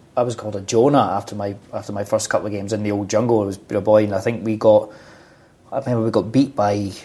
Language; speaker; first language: English; native; English